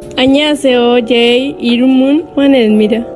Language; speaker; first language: Korean; non-native, learner; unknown